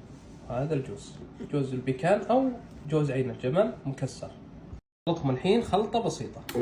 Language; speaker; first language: Arabic; native; Arabic